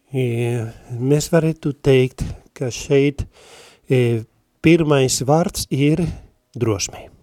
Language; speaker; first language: Latvian; non-native, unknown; Spanish